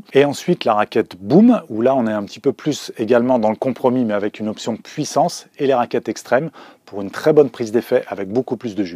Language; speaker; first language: French; native; French